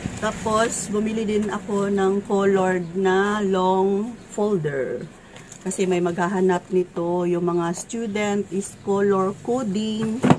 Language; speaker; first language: Filipino; native; Filipino